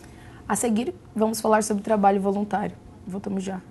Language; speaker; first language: Portuguese; native; Portuguese